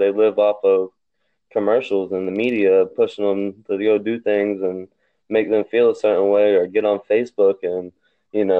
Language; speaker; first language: English; native; English